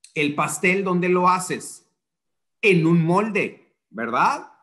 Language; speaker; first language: Spanish; native; Spanish